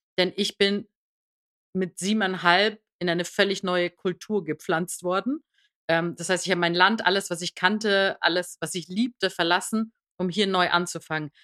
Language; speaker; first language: German; early bilingual, other home language; Persian